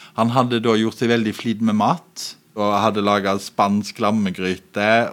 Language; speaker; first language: Norwegian; native; Norwegian